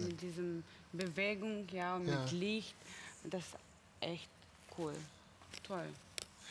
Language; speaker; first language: German; non-native, learner; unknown